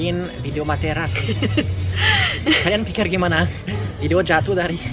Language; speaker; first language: Indonesian; non-native, fluent; French